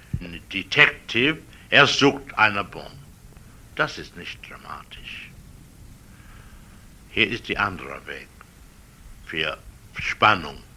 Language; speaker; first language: German; non-native, learner; English